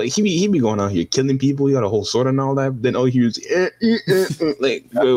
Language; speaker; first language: English; non-native, fluent; French